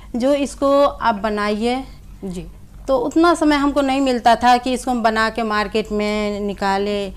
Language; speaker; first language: Hindi; native; Hindi